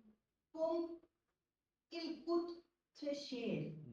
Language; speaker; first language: French; non-native, learner; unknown